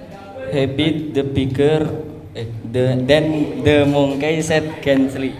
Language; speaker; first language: English; non-native, learner; Indonesian